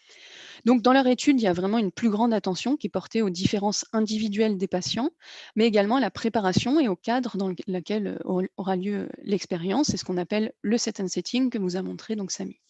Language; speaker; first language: French; native; French